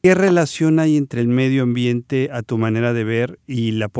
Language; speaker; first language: Spanish; native; Spanish